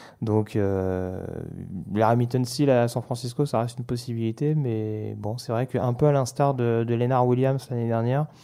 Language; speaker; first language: French; native; French